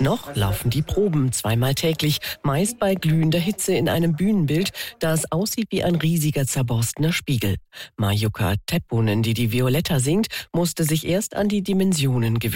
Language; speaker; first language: German; native; German